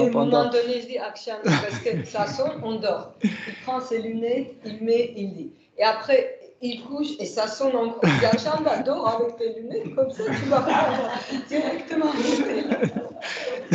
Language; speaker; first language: French; non-native, fluent; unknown